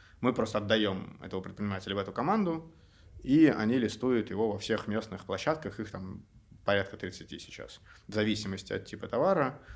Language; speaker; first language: Russian; native; Russian